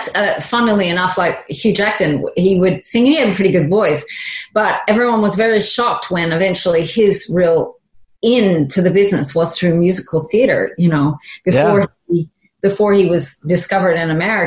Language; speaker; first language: English; native; English